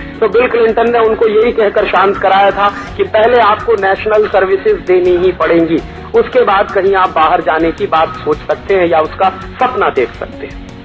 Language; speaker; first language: Hindi; native; Hindi